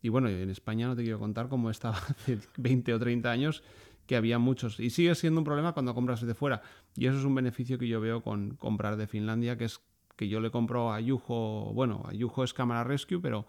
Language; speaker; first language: Spanish; native; Spanish